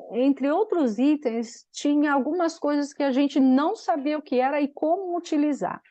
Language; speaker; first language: Portuguese; non-native, fluent; Albanian